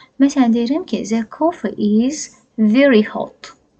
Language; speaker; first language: English; non-native, fluent; Azerbaijani